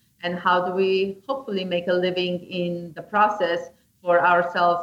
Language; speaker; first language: English; non-native, fluent; Slovenian